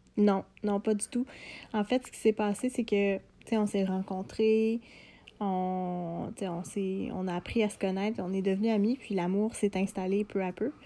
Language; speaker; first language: French; native; French